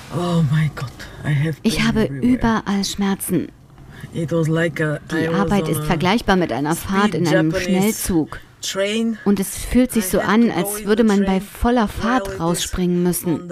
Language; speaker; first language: German; non-native, fluent; Bulgarian